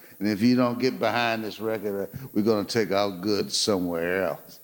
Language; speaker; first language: English; native; English